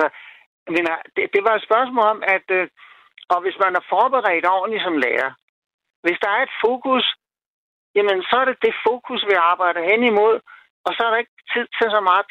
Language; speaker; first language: Danish; native; Danish